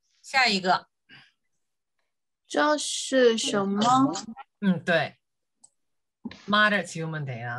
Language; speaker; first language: Chinese; non-native, learner; Korean